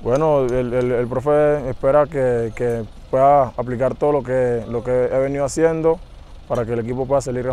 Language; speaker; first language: Spanish; native; Spanish